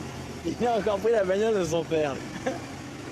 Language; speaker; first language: French; native; French